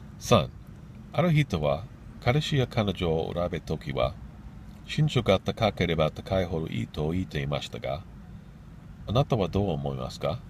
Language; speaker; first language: Japanese; non-native, learner; English